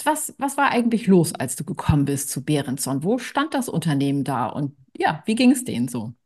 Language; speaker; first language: German; native; German